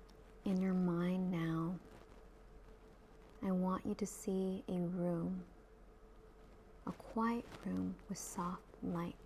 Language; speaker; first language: English; native; English